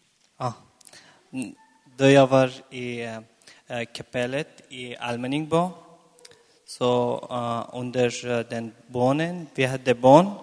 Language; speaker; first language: Swedish; non-native, learner; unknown